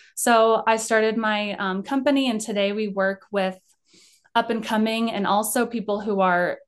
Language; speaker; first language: English; native; English